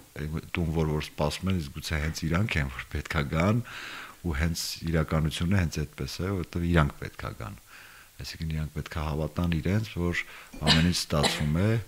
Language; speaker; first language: Armenian; native; Armenian